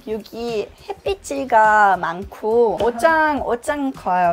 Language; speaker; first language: Korean; non-native, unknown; German